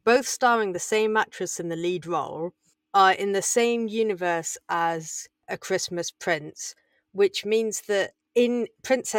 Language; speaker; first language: English; native; English